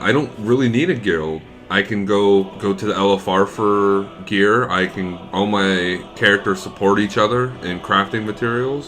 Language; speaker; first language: English; native; English